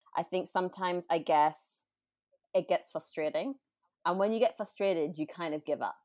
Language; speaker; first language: English; native; English